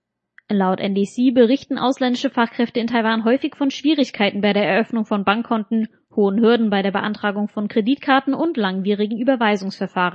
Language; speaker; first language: German; native; German